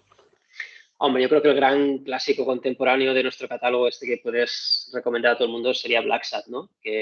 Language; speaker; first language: Spanish; native; Spanish